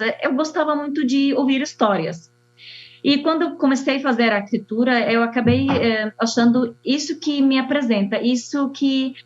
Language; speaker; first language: Portuguese; non-native, fluent; Arabic